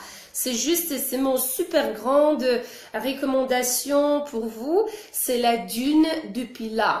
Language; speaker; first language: French; non-native, fluent; Russian